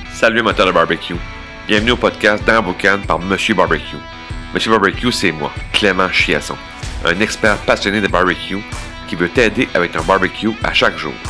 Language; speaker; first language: French; native; French